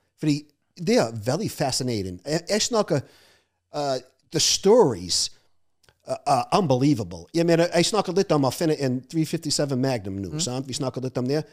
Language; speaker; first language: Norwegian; non-native, fluent; English